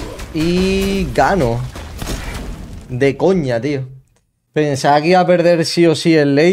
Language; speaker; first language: Spanish; native; Spanish